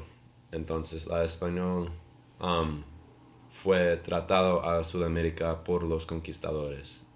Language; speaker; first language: Spanish; non-native, learner; English